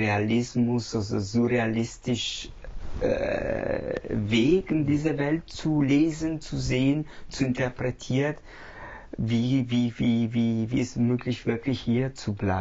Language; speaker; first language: German; non-native, fluent; Italian